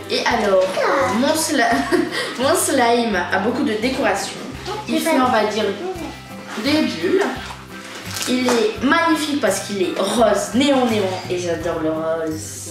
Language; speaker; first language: French; native; French